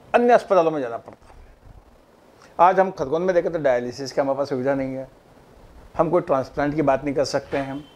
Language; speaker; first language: Hindi; native; Hindi